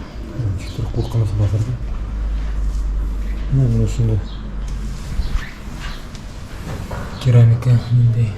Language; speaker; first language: Turkish; non-native, learner; Bashkir